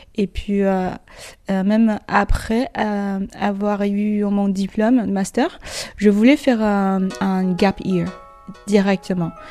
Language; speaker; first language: French; non-native, fluent; Chinese